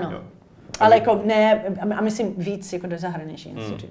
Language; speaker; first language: Czech; non-native, learner; English